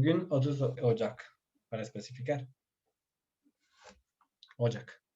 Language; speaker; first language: Turkish; non-native, fluent; Spanish